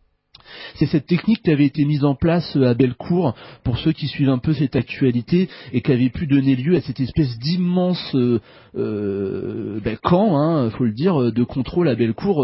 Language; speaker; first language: French; native; French